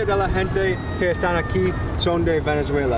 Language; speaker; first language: Spanish; non-native, learner; English